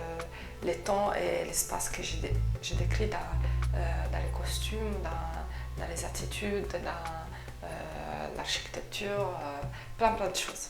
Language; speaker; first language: French; non-native, fluent; Italian